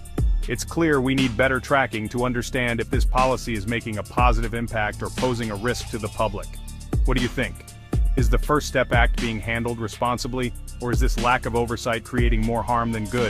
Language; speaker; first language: English; native; English